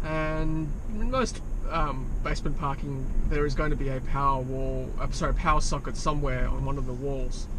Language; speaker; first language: English; native; English